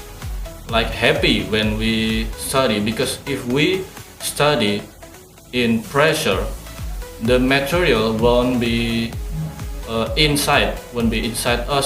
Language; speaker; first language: English; non-native, learner; Indonesian